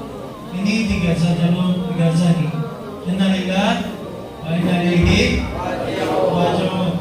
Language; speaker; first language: Indonesian; non-native, learner; Arabic